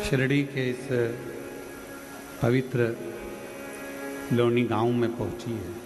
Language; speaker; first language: Hindi; native; Hindi